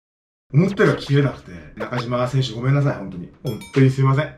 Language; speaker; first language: Japanese; native; Japanese